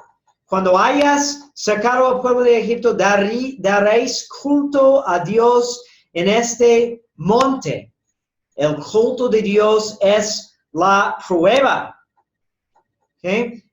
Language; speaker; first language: Spanish; non-native, fluent; English